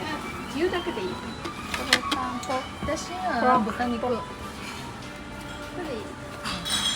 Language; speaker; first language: Japanese; non-native, learner; Mizo